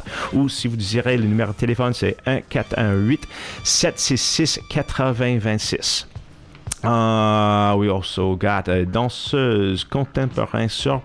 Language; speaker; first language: French; non-native, fluent; English